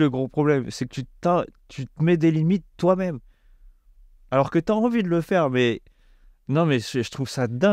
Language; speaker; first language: French; native; French